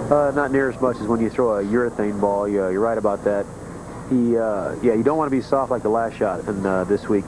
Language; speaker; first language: English; native; English